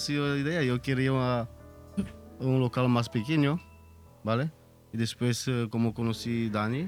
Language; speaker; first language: Spanish; non-native, learner; Italian